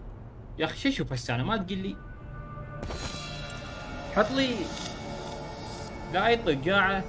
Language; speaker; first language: Arabic; native; Arabic